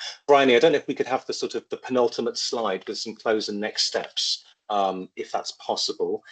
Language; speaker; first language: English; native; English